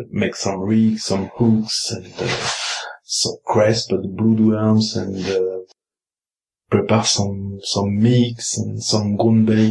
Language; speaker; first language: English; non-native, learner; French